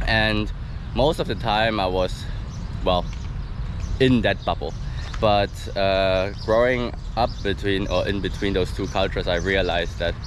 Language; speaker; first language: English; non-native, fluent; German